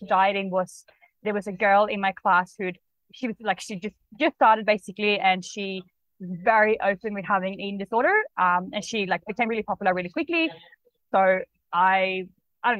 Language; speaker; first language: English; non-native, fluent; Swedish